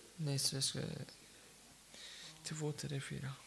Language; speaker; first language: Swedish; non-native, learner; Persian